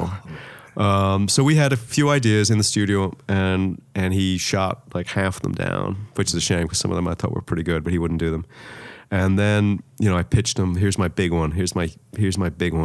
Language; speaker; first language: English; native; English